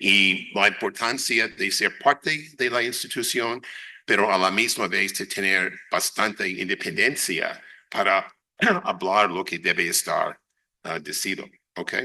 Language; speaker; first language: Spanish; non-native, fluent; English